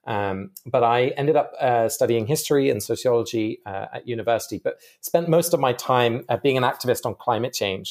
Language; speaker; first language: English; native; English